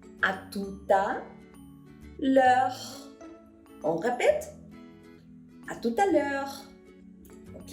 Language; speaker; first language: French; non-native, fluent; Spanish